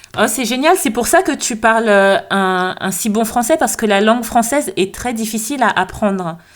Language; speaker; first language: French; native; French